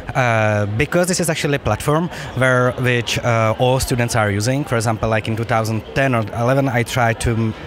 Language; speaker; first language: English; non-native, fluent; Czech